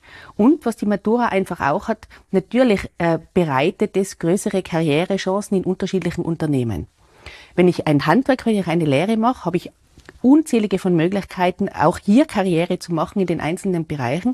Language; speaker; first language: German; native; German